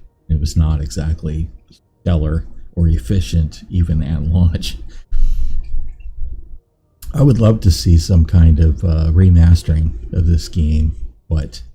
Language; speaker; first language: English; native; English